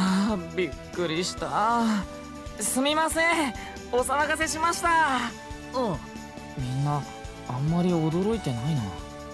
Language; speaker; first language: Japanese; native; Japanese